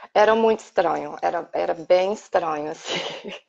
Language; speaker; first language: Portuguese; native; Portuguese